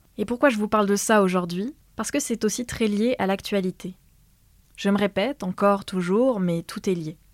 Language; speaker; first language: French; native; French